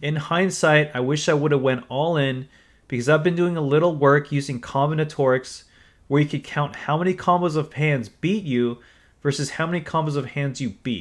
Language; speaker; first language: English; native; English